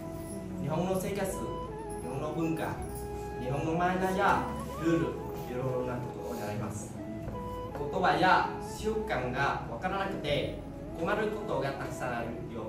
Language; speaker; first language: Japanese; non-native, learner; Nepali